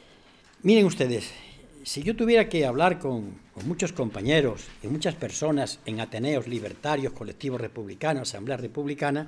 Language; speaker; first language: Spanish; native; Spanish